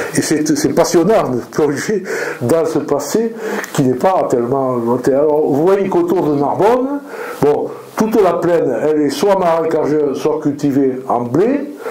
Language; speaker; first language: French; native; French